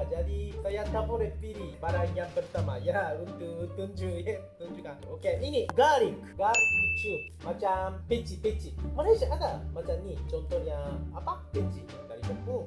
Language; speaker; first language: Malay; non-native, learner; Japanese